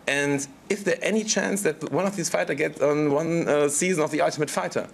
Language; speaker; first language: English; non-native, fluent; German